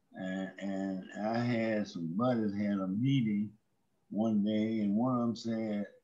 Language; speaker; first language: English; native; English